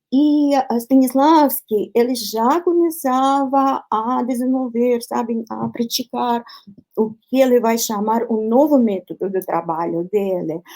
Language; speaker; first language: Portuguese; non-native, fluent; Russian